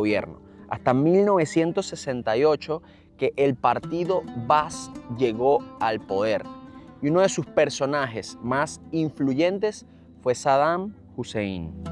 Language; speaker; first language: Spanish; native; Spanish